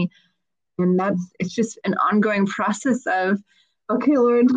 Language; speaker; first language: English; native; English